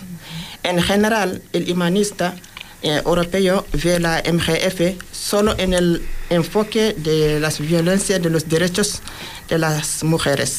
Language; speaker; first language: Spanish; non-native, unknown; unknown